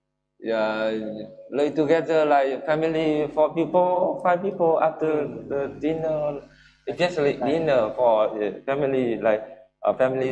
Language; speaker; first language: English; non-native, learner; Vietnamese